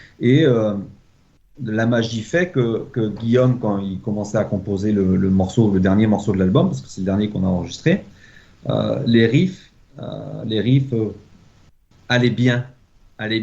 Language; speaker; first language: French; native; French